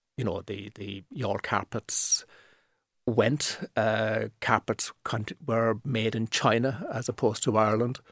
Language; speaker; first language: English; native; English